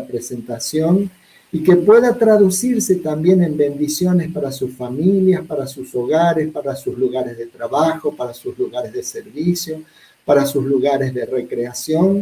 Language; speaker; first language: Spanish; native; Spanish